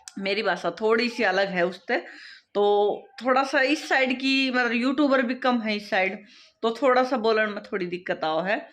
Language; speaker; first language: Hindi; native; Hindi